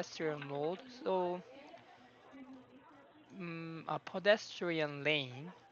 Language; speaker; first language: English; non-native, learner; Korean